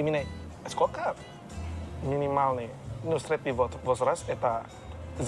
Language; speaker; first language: Russian; non-native, learner; Indonesian